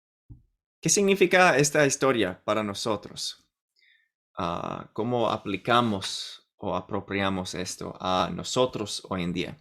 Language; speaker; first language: Spanish; non-native, fluent; English